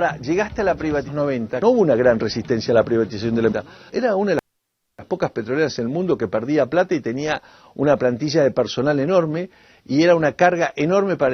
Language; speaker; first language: Spanish; native; Spanish